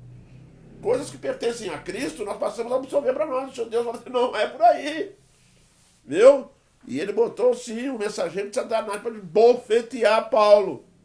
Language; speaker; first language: Portuguese; native; Portuguese